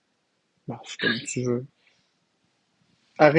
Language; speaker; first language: French; native; French